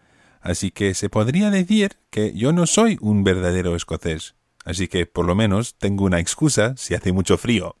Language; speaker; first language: Spanish; non-native, fluent; English